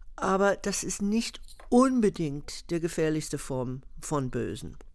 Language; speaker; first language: German; non-native, fluent; English